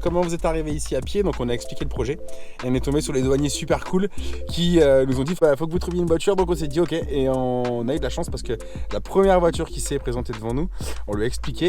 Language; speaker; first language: French; native; French